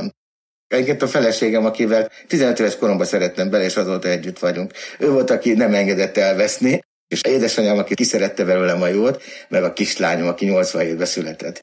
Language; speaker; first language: Hungarian; native; Hungarian